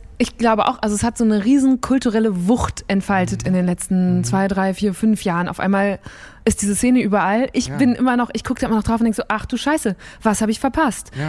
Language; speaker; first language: German; native; German